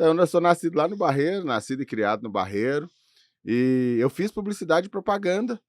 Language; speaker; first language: Portuguese; native; Portuguese